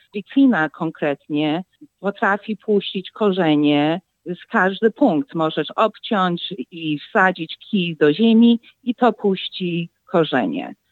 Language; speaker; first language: Polish; early bilingual, heritage; Polish